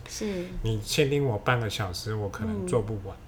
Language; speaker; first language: Chinese; non-native, fluent; Cantonese